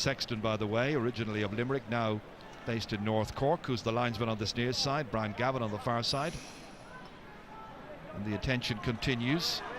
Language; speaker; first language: English; native; English